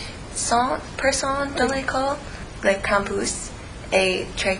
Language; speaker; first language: French; non-native, learner; English